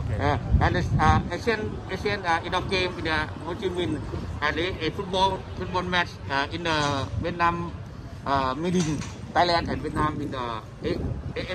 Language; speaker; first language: English; non-native, learner; Thai